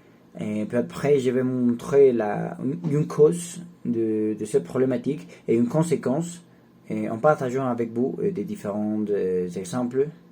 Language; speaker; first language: French; non-native, learner; Spanish